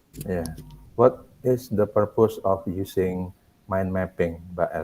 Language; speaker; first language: English; non-native, learner; Indonesian